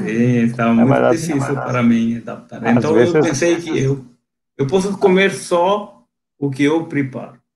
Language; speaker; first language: Portuguese; non-native, local second language; Hindi